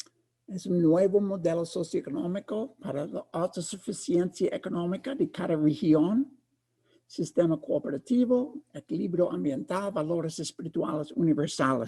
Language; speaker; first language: Spanish; non-native, fluent; English